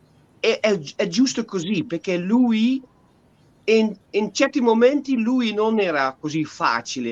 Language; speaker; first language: Italian; non-native, fluent; Dutch